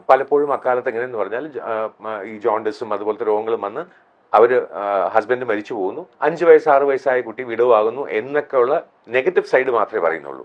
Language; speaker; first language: Malayalam; native; Malayalam